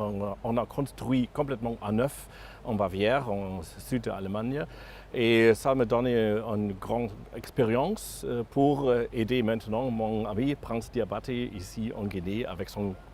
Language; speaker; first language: French; non-native, fluent; German